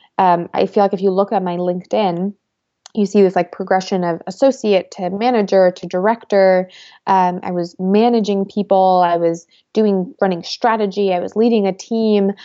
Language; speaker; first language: English; early bilingual, other home language; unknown